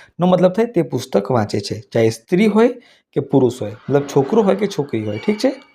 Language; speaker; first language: Gujarati; non-native, local second language; Hindi